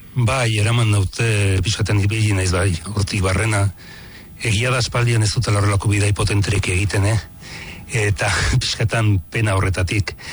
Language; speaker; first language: Basque; native; Basque